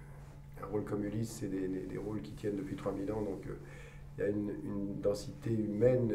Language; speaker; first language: French; native; French